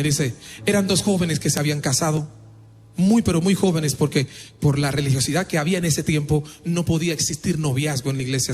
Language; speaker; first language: Spanish; non-native, fluent; Haitian Creole